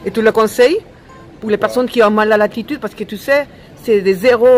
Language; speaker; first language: French; non-native, fluent; Spanish